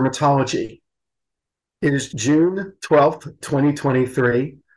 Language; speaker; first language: English; native; English